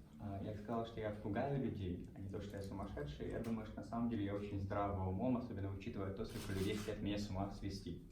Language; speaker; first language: Russian; native; Russian